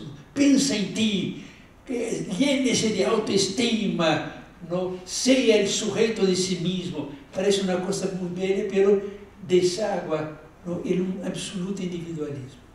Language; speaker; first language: Spanish; non-native, fluent; Portuguese